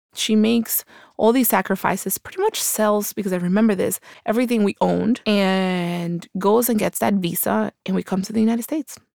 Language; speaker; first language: English; early bilingual, other home language; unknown